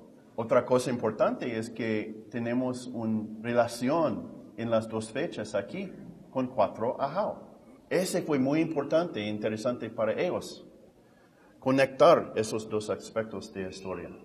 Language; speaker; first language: Spanish; non-native, fluent; English